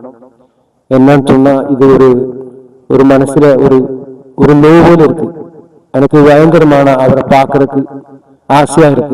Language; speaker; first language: Tamil; non-native, learner; Malayalam